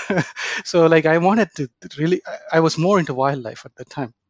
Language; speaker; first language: English; non-native, local second language; Tamil